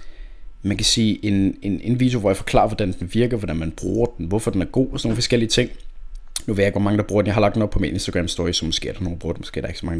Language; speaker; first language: Danish; native; Danish